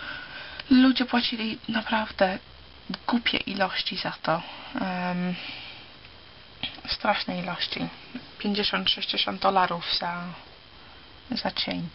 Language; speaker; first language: Polish; early bilingual, heritage; Polish